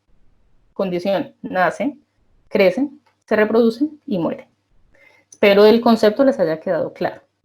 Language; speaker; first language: Spanish; native; Spanish